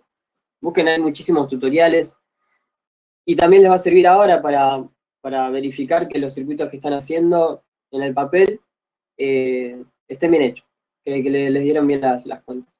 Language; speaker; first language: Spanish; native; Spanish